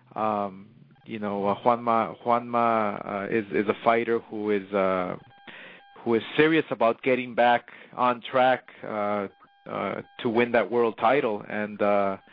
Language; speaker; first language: English; early bilingual, other home language; Spanish